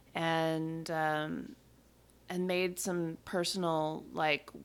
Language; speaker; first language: English; native; English